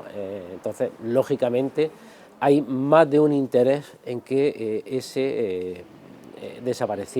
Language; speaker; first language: Spanish; native; Spanish